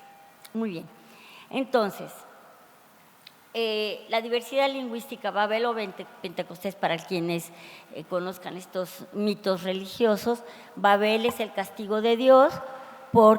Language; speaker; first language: Spanish; native; Spanish